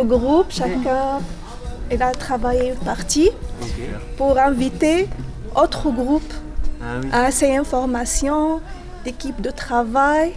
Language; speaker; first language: French; non-native, learner; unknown